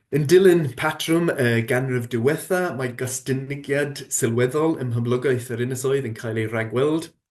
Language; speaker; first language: Welsh; non-native, fluent; English